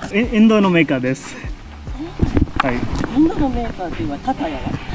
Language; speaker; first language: Japanese; non-native, fluent; Hindi